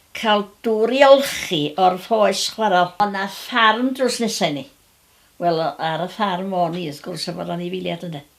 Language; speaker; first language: Welsh; native; Welsh